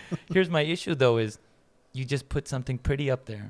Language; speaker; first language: English; native; English